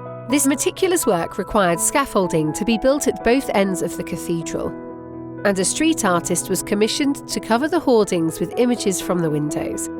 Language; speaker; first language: English; native; English